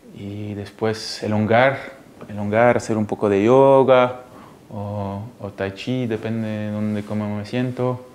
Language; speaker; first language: Spanish; early bilingual, heritage; Spanish